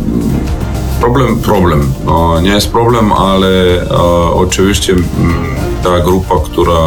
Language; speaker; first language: Polish; non-native, learner; Serbian